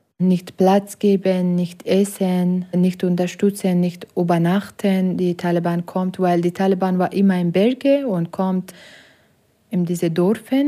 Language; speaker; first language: German; non-native, learner; Persian